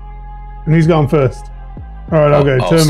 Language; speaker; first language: English; native; English